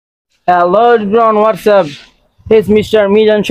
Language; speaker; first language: English; non-native, learner; Bangla